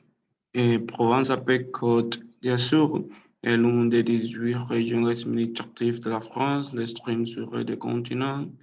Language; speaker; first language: French; non-native, learner; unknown